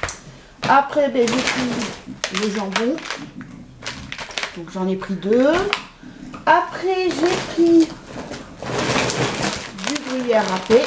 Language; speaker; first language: French; native; French